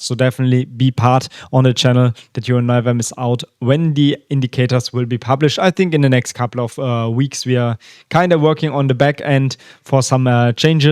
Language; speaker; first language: English; non-native, fluent; German